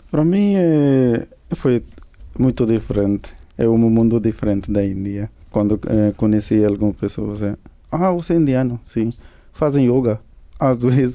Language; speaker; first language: Portuguese; non-native, learner; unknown